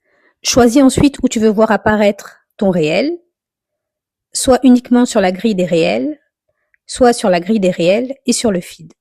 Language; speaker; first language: French; native; French